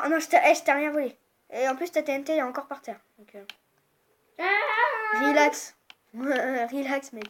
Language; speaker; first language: French; native; French